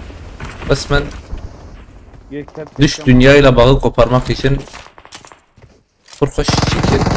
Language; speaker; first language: Turkish; non-native, local second language; Kurdish